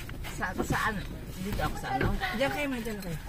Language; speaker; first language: Filipino; native; Filipino